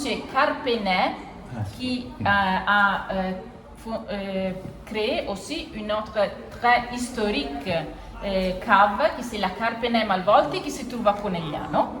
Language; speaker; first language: French; non-native, fluent; Italian